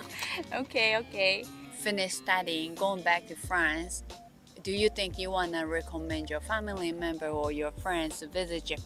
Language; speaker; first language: English; non-native, fluent; Japanese